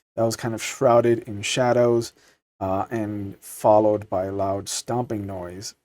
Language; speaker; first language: English; native; English